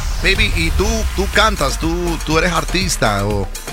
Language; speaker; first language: Spanish; native; Spanish